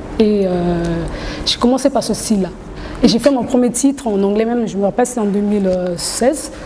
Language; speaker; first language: French; non-native, local second language; Lingala